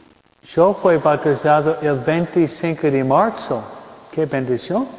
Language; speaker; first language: Spanish; non-native, fluent; English